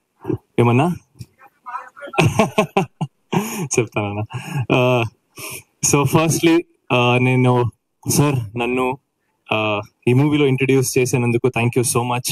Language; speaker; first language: Telugu; non-native, learner; Kannada